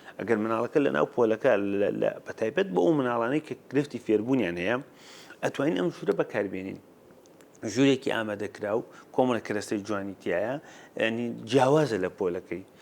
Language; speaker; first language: Central Kurdish; native; Central Kurdish